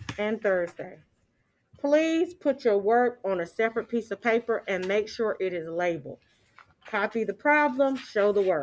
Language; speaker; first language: English; native; English